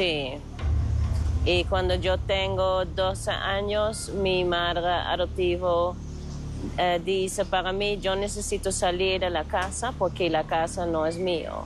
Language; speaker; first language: Spanish; non-native, learner; Dutch